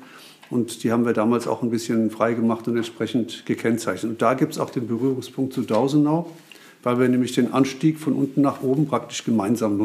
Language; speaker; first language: German; native; German